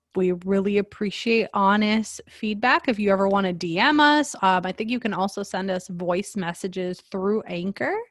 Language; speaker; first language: English; early bilingual, other home language; Spanish